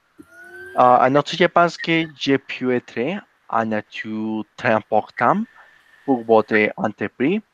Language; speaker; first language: French; non-native, learner; Spanish